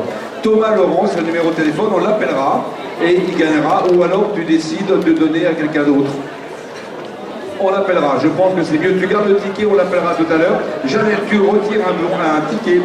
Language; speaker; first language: French; native; French